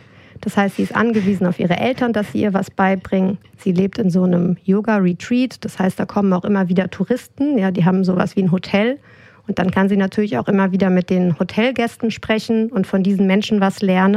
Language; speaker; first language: German; native; German